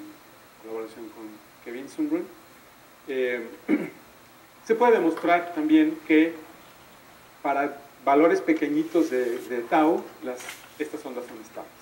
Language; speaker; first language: Spanish; native; Spanish